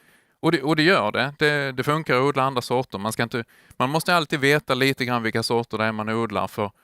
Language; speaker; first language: Swedish; native; Swedish